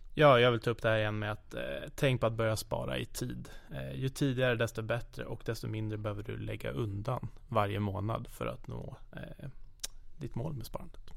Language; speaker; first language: Swedish; native; Swedish